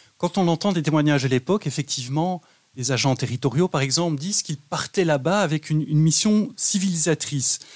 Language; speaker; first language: French; native; French